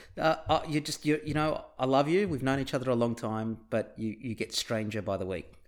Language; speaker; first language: English; early bilingual, other home language; Turkish